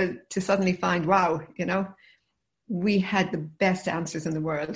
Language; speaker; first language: English; native; English